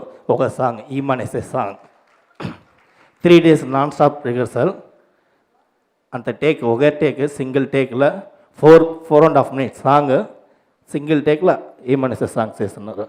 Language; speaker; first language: Telugu; non-native, learner; Tamil